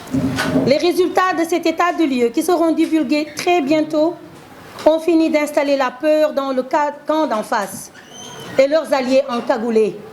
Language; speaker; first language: French; non-native, local second language; Wolof